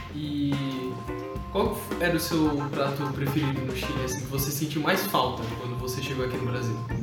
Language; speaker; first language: Portuguese; native; Portuguese